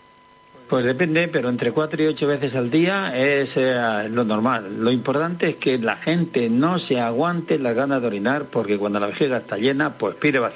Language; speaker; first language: Spanish; native; Spanish